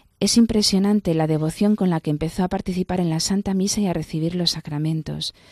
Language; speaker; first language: Spanish; native; Spanish